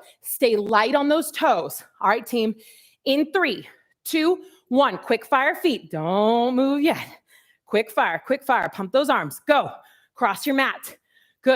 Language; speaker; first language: English; native; English